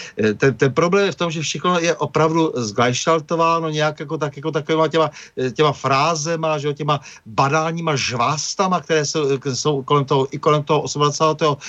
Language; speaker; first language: Czech; native; Czech